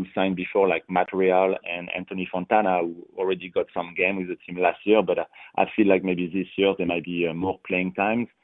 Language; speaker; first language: English; non-native, fluent; French